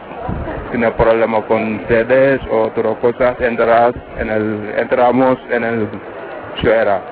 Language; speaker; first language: Spanish; non-native, learner; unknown